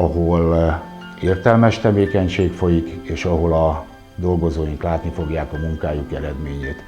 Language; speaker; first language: Hungarian; native; Hungarian